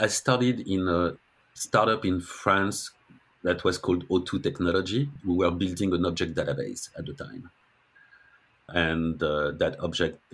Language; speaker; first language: English; non-native, fluent; French